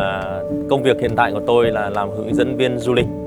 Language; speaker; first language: Vietnamese; native; Vietnamese